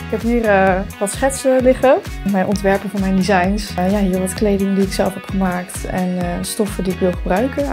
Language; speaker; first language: Dutch; native; Dutch